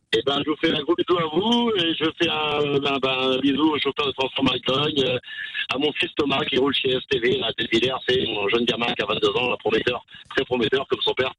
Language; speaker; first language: French; native; French